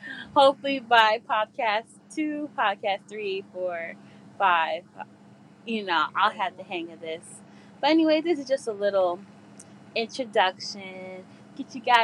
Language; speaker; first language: English; native; English